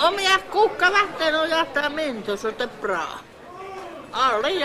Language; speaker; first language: Swedish; non-native, learner; Finnish